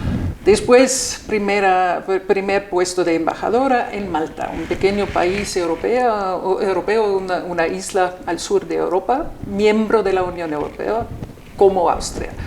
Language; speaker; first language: Spanish; non-native, fluent; German